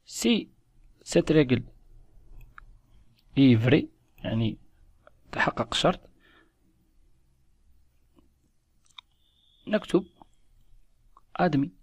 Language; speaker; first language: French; non-native, local second language; Arabic